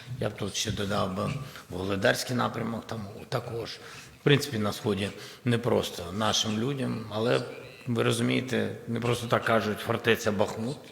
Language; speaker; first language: Ukrainian; non-native, local second language; Russian